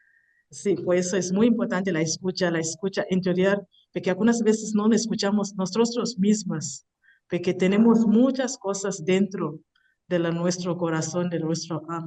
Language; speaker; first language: Spanish; non-native, learner; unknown